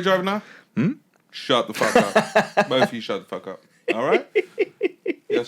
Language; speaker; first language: English; native; English